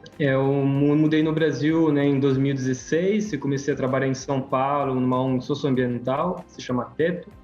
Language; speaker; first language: Portuguese; non-native, fluent; French